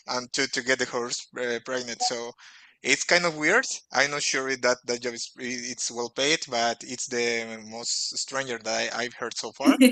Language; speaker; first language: English; non-native, fluent; Portuguese